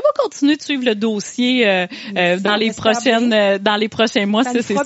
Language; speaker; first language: French; native; French